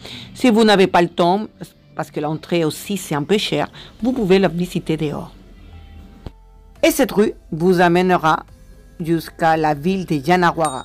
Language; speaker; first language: French; non-native, fluent; Spanish